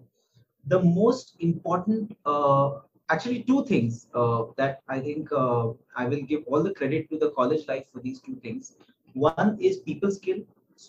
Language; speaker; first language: English; non-native, local second language; Marathi